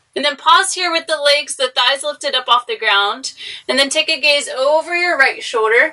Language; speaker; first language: English; native; English